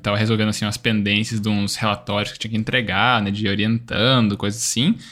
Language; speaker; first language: Portuguese; native; Portuguese